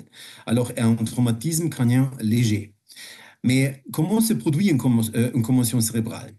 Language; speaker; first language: French; non-native, fluent; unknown